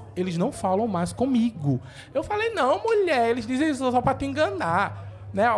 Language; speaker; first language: Portuguese; native; Portuguese